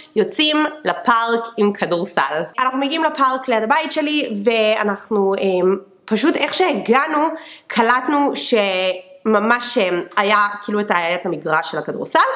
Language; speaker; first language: Hebrew; non-native, fluent; English